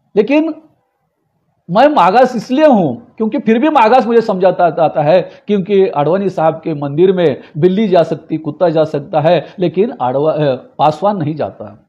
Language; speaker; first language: Hindi; non-native, local second language; Marathi